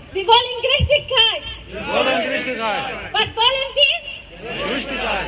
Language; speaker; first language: German; non-native, fluent; Arabic